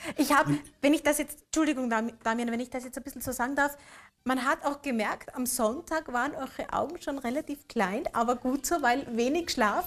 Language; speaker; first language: German; native; German